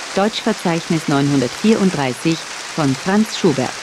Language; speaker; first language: German; native; German